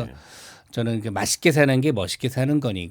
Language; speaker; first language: Korean; native; Korean